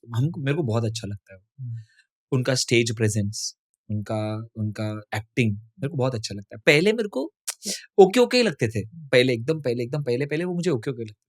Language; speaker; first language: Hindi; non-native, local second language; Tamil